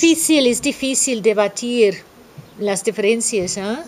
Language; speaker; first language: Spanish; non-native, fluent; English